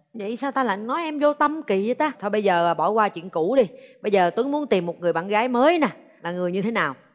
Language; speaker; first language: Vietnamese; native; Vietnamese